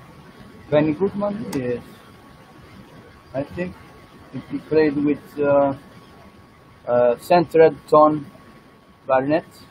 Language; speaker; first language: English; non-native, learner; Italian